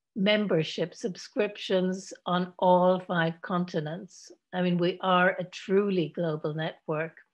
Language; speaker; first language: English; native; English